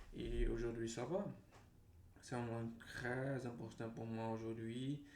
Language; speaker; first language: French; non-native, learner; Portuguese